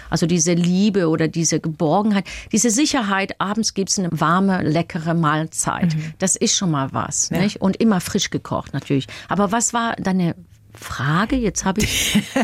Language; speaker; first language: German; non-native, fluent; English